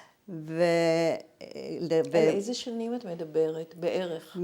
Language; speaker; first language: Hebrew; native; Hebrew